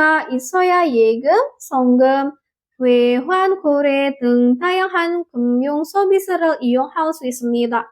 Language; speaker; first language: Korean; non-native, fluent; Indonesian